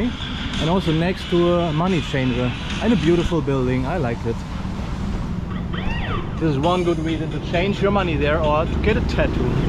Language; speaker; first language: English; non-native, fluent; German